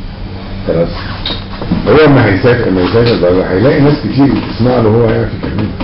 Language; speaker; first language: Arabic; native; Arabic